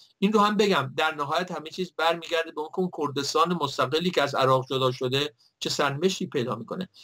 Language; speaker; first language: Persian; native; Persian